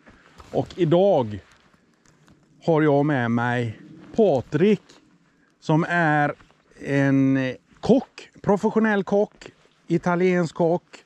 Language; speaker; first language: Swedish; native; Swedish